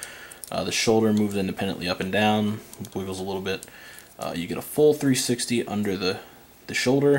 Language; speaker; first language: English; native; English